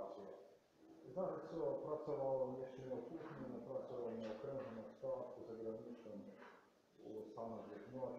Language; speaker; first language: Polish; non-native, learner; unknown